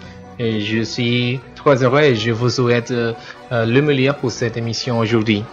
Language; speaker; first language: French; non-native, fluent; Spanish